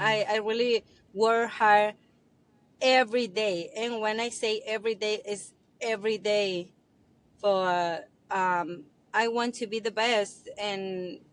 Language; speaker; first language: English; non-native, learner; Spanish